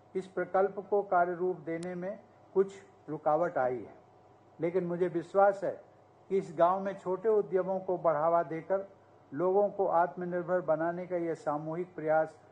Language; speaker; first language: Hindi; native; Hindi